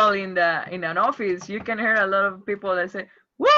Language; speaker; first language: English; non-native, fluent; Spanish